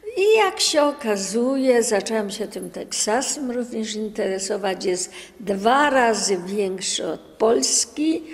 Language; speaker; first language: Polish; native; Polish